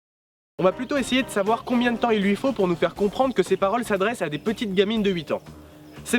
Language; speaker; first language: French; native; French